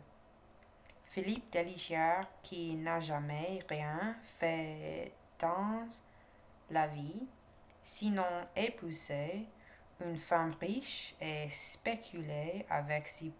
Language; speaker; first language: French; non-native, learner; English